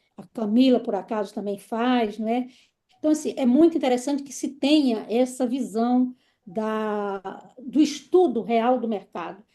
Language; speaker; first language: Portuguese; native; Portuguese